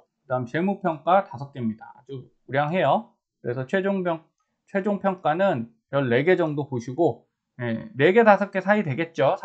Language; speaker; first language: Korean; native; Korean